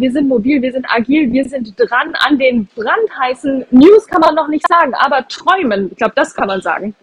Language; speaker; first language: German; native; German